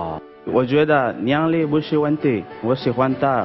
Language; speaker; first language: Chinese; non-native, learner; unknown